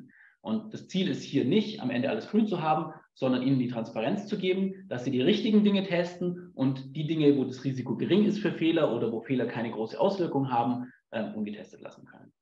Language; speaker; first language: German; native; German